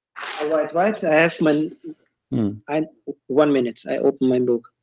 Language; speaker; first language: English; non-native, learner; German